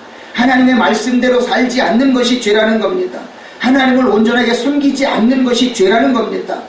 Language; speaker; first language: Korean; native; Korean